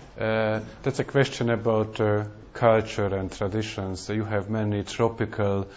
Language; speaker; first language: English; non-native, fluent; Hungarian